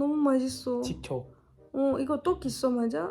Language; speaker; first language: Korean; non-native, learner; Turkish